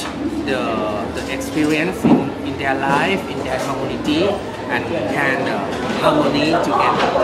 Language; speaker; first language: English; non-native, learner; Thai